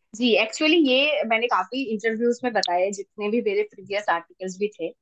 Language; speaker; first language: Hindi; non-native, local second language; Bangla